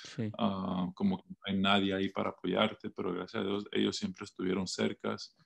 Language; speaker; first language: Spanish; early bilingual, heritage; Spanish